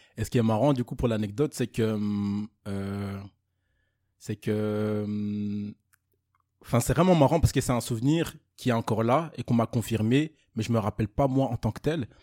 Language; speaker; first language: French; native; French